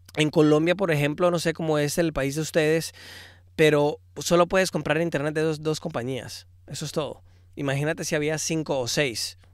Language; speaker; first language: Spanish; early bilingual, heritage; Spanish